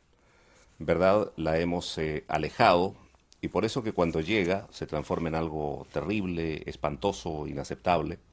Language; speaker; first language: Spanish; native; Spanish